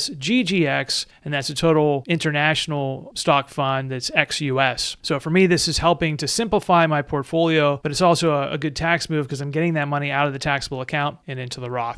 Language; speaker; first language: English; native; English